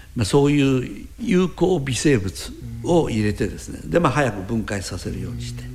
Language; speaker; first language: Japanese; native; Japanese